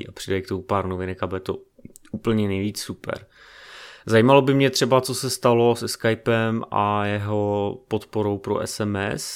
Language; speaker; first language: Czech; native; Czech